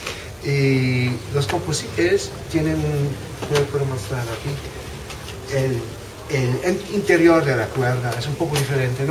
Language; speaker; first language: Spanish; non-native, fluent; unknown